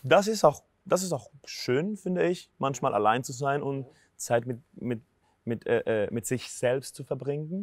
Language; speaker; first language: German; non-native, fluent; Spanish